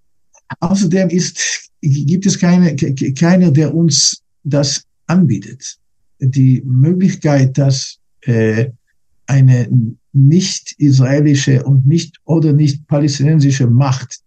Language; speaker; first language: German; non-native, fluent; English